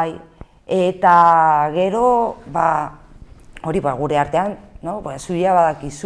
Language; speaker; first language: Basque; non-native, local second language; Spanish